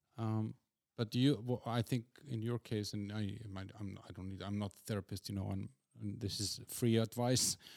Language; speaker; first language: English; non-native, fluent; Icelandic